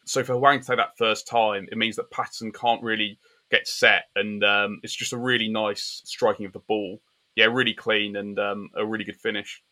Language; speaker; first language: English; native; English